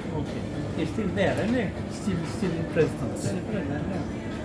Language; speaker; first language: English; non-native, local second language; Turkish